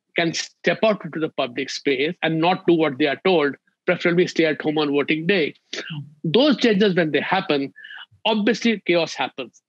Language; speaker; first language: English; non-native, local second language; Hindi